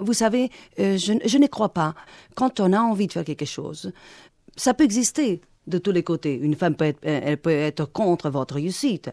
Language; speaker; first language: French; non-native, fluent; Portuguese